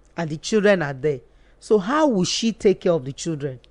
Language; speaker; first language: English; non-native, local second language; Yoruba